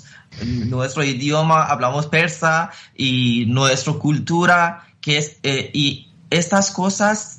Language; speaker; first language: Spanish; non-native, fluent; Persian